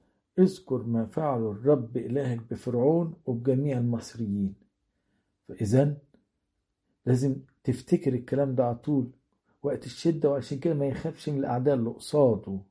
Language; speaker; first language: Arabic; native; Arabic